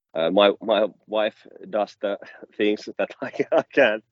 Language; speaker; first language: English; non-native, fluent; Finnish